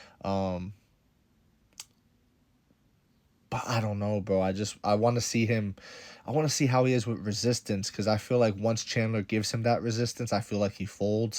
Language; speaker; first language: English; native; English